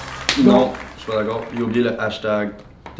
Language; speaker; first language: French; native; French